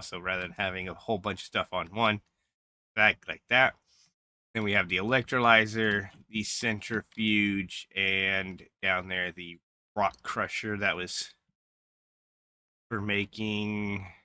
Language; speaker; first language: English; native; English